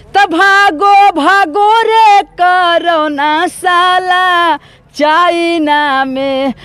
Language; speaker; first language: Hindi; native; Hindi